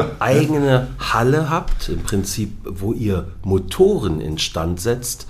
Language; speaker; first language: German; native; German